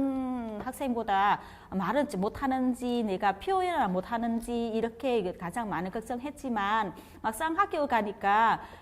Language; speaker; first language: Korean; non-native, learner; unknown